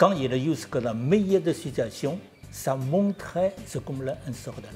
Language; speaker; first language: French; non-native, learner; Chinese